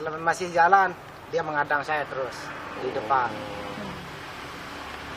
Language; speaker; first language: Indonesian; non-native, local second language; Sasak